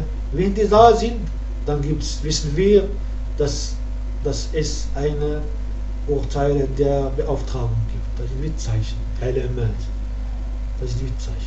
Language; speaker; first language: German; non-native, fluent; Arabic